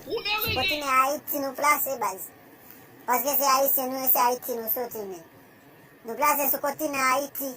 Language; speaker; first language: Haitian Creole; native; Haitian Creole